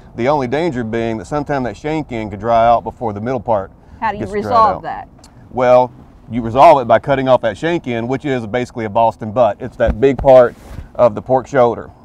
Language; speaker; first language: English; native; English